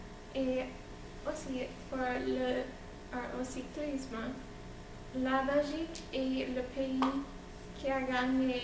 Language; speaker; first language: French; non-native, learner; English